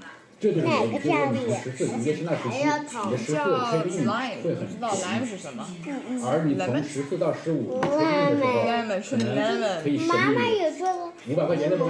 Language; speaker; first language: Chinese; native; Chinese